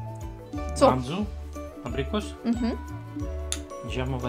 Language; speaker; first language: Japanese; non-native, learner; Russian